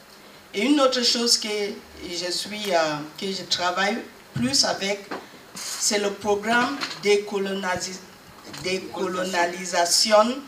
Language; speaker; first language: French; non-native, learner; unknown